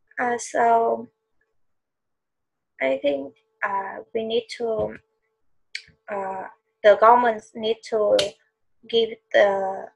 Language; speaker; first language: English; non-native, learner; Vietnamese